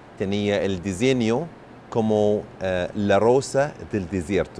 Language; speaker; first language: Spanish; non-native, learner; Arabic